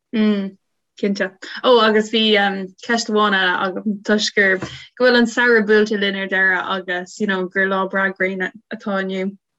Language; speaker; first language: Irish; native; Irish